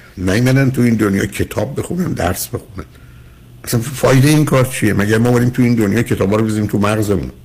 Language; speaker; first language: Persian; native; Persian